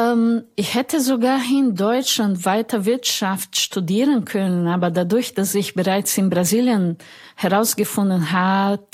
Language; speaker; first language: German; non-native, fluent; Portuguese